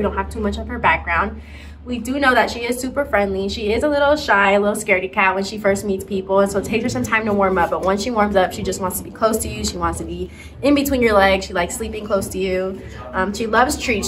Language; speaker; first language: English; early bilingual, other home language; Spanish